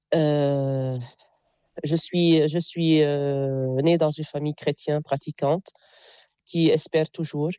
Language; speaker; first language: French; non-native, local second language; Arabic